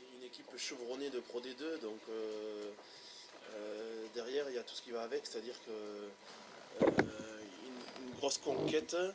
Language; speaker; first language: French; native; French